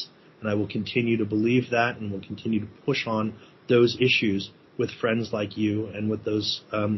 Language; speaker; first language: English; native; English